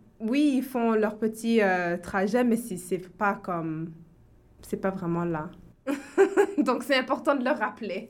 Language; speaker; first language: French; early bilingual, heritage; French